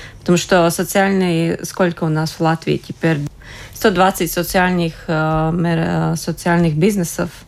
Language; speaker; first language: Russian; non-native, local second language; Latvian